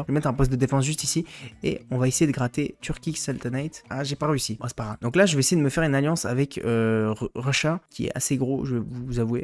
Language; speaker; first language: French; native; French